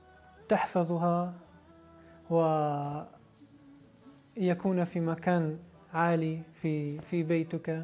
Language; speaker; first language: Arabic; non-native, learner; Italian